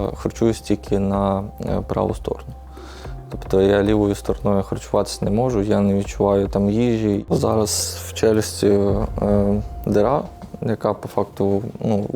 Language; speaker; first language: Ukrainian; native; Ukrainian